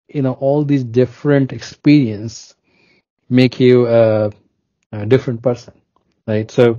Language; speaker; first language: English; non-native, local second language; Hindi